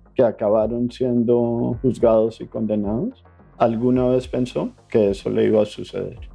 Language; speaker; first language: Spanish; native; Spanish